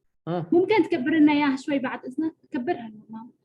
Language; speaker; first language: Arabic; native; Arabic